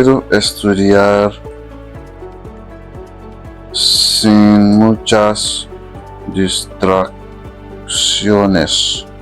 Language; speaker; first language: Spanish; non-native, fluent; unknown